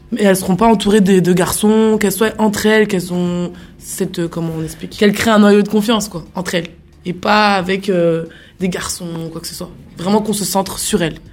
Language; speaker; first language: French; native; French